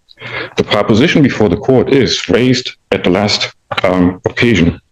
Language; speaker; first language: English; native; English